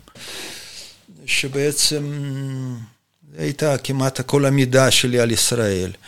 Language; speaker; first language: Hebrew; non-native, fluent; Russian